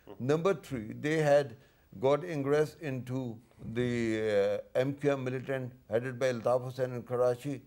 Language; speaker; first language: English; non-native, local second language; Urdu